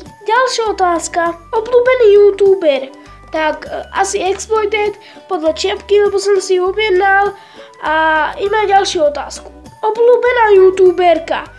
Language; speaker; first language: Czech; non-native, learner; Slovak